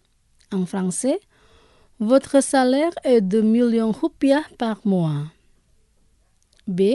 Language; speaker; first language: French; non-native, fluent; Indonesian